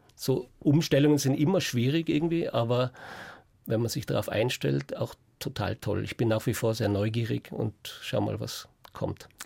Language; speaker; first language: German; native; German